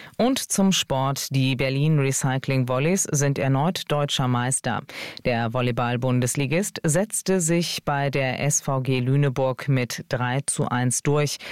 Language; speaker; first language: German; native; German